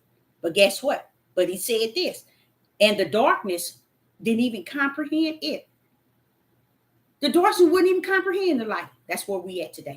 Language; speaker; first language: English; native; English